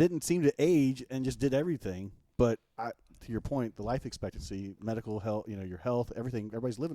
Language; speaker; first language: English; native; English